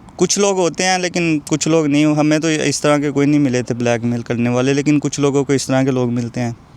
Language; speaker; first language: Urdu; non-native, local second language; Punjabi